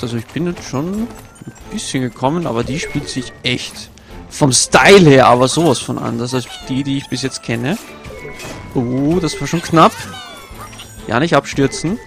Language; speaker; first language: German; native; German